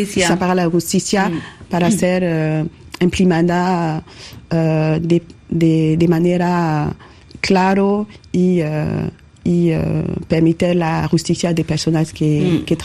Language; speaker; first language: Spanish; non-native, learner; French